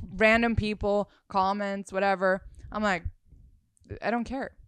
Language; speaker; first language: English; non-native, fluent; Swedish